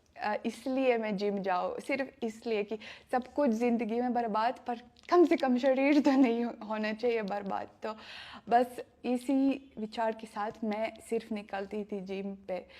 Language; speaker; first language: Hindi; non-native, fluent; Russian